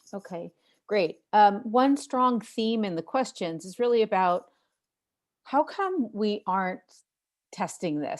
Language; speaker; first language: English; native; English